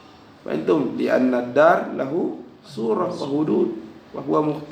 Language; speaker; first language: Arabic; non-native, fluent; Indonesian